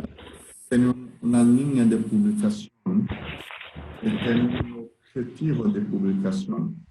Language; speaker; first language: Spanish; non-native, learner; Portuguese